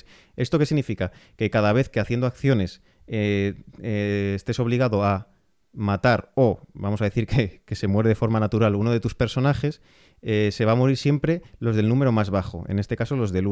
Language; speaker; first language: Spanish; native; Spanish